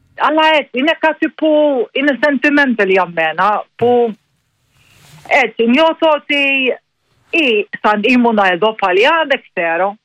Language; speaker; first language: Greek; non-native, learner; Maltese